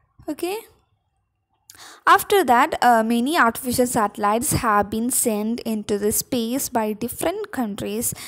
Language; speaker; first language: English; non-native, local second language; Malayalam